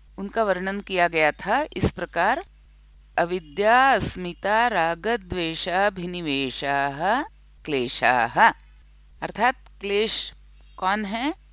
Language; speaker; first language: Hindi; non-native, local second language; Marathi